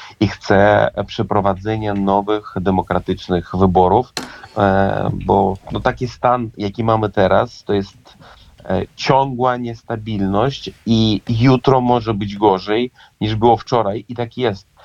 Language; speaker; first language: Polish; non-native, fluent; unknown